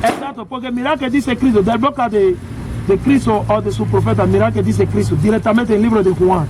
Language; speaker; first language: Spanish; non-native, learner; English